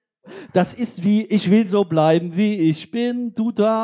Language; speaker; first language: German; native; German